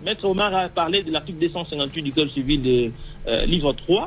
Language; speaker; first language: French; non-native, local second language; Swahili